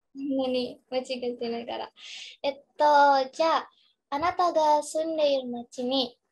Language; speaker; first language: Japanese; non-native, learner; Indonesian